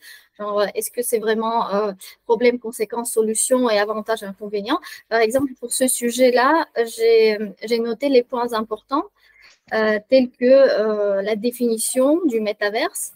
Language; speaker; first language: French; non-native, fluent; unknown